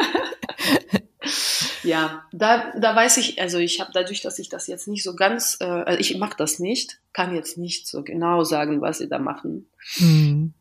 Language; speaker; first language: German; non-native, fluent; Russian